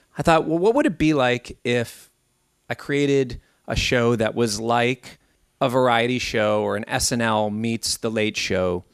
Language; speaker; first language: English; native; English